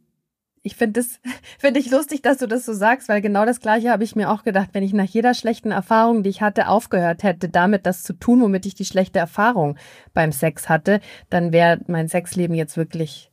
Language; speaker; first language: German; native; German